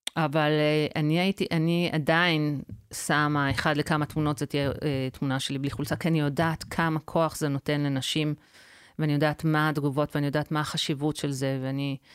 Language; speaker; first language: Hebrew; early bilingual, other home language; English